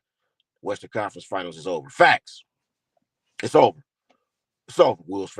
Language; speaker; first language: English; native; English